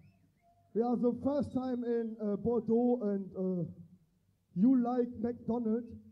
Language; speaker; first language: English; non-native, learner; German